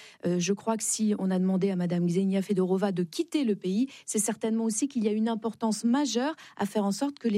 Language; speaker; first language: French; native; French